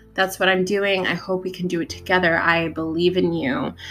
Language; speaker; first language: English; native; English